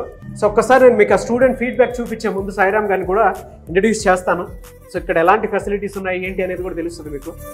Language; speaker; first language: Telugu; native; Telugu